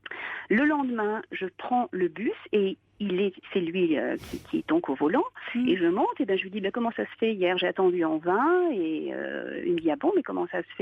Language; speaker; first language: French; native; French